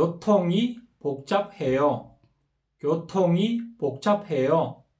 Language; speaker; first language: Korean; non-native, fluent; Kyrgyz